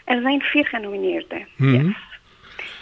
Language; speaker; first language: Dutch; non-native, learner; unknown